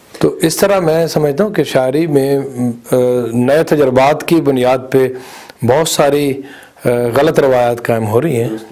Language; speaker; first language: Urdu; native; Urdu